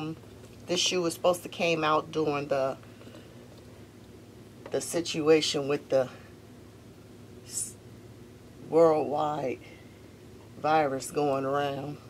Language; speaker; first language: English; native; English